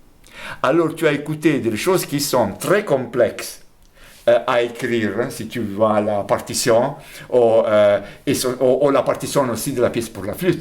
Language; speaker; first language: French; non-native, fluent; Italian